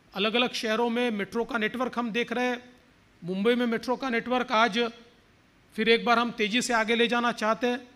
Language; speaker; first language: Hindi; non-native, local second language; Marathi